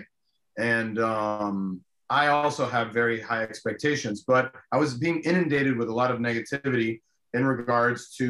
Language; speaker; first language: English; early bilingual, other home language; Spanish